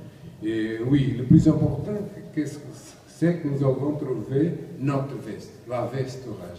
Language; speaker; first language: French; non-native, learner; Portuguese